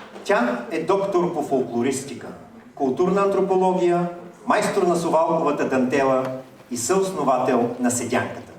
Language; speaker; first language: Bulgarian; native; Bulgarian